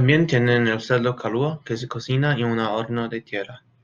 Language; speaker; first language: Spanish; non-native, learner; English